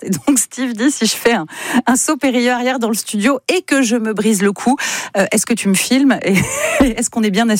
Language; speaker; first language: French; native; French